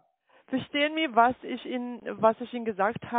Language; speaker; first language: German; non-native, learner; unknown